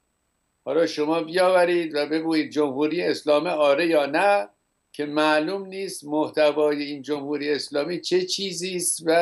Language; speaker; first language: Persian; native; Persian